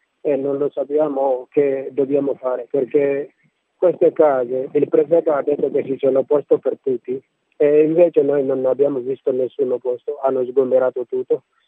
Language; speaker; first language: Italian; non-native, learner; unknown